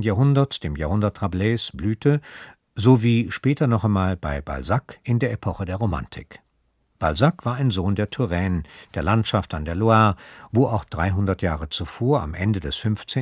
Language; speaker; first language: German; native; German